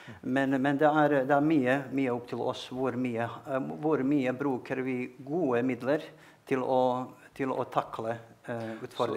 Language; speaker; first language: Norwegian; non-native, fluent; Bosnian